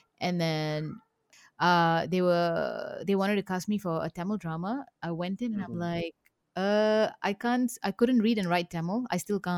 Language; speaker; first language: English; native; English